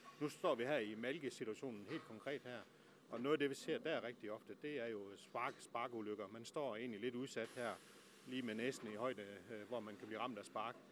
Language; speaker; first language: Danish; native; Danish